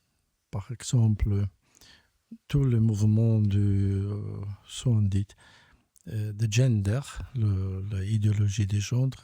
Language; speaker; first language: French; non-native, fluent; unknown